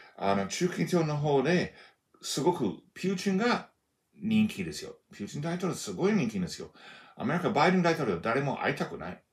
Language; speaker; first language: Japanese; non-native, fluent; English